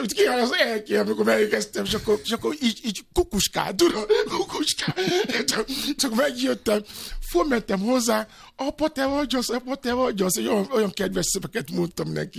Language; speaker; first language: Hungarian; non-native, fluent; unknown